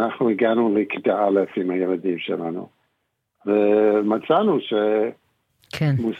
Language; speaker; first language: Hebrew; non-native, fluent; English